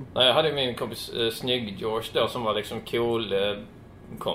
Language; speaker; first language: Swedish; native; Swedish